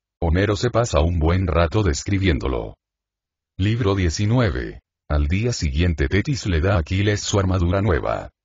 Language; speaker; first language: Spanish; native; Spanish